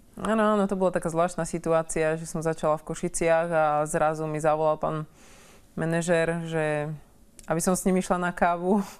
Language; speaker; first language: Slovak; native; Slovak